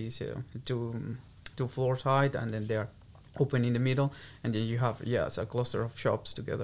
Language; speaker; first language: English; non-native, fluent; Portuguese